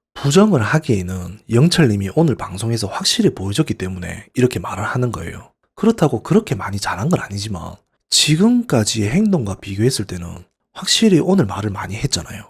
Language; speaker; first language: Korean; native; Korean